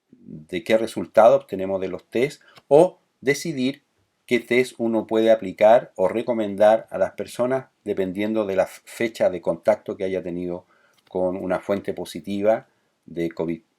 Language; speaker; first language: Spanish; native; Spanish